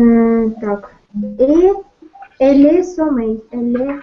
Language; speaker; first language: French; non-native, learner; Russian